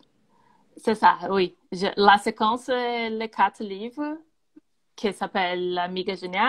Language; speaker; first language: French; non-native, learner; Portuguese